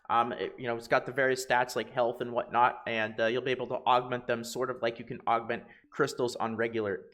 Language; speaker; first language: English; native; English